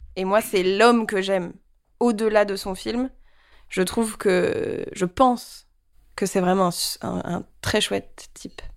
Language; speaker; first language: French; native; French